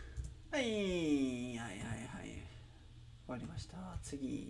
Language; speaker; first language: Japanese; non-native, learner; Spanish